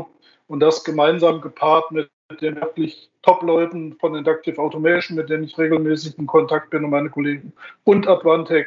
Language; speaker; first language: German; native; German